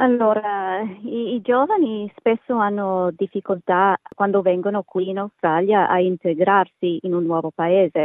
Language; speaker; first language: Italian; native; Italian